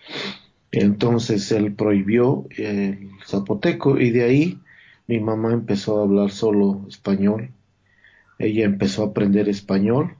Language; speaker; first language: Spanish; non-native, local second language; Zapotec